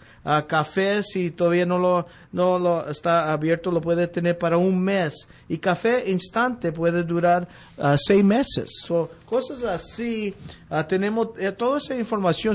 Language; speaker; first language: Spanish; early bilingual, heritage; Spanish